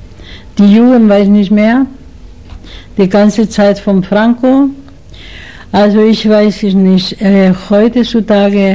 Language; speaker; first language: German; non-native, learner; Spanish